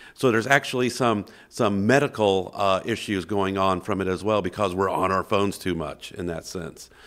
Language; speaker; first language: English; native; English